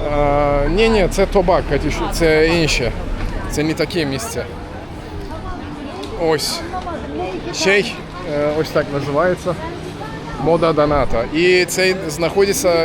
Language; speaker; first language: Ukrainian; native; Ukrainian